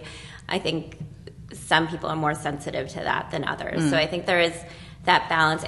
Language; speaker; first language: English; non-native, local second language; Filipino